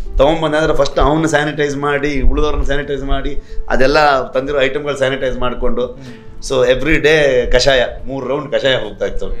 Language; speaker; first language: Kannada; native; Kannada